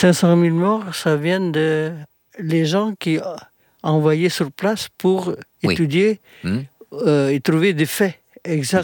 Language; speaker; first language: French; non-native, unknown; Indonesian